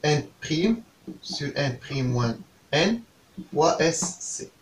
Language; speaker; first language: French; non-native, local second language; Arabic